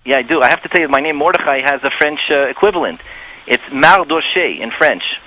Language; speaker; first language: English; native; English